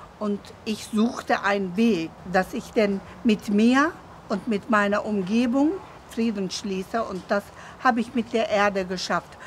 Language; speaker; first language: German; non-native, fluent; Turkish